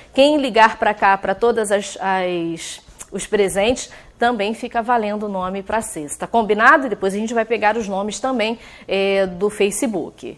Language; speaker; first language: Portuguese; native; Portuguese